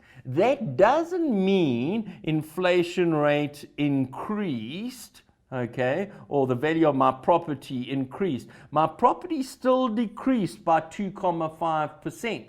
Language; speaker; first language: English; native; English